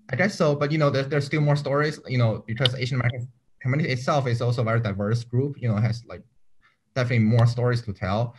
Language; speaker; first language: English; non-native, fluent; Chinese